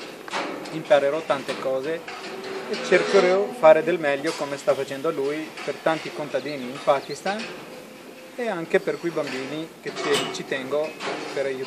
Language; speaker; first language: Italian; non-native, fluent; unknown